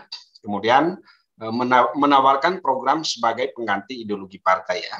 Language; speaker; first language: Indonesian; native; Indonesian